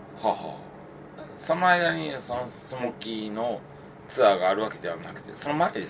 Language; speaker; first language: Japanese; native; Japanese